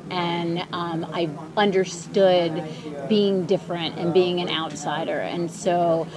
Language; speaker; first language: English; early bilingual, other home language; Ukrainian